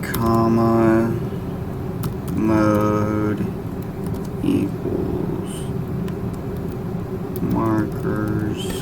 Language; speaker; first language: English; native; English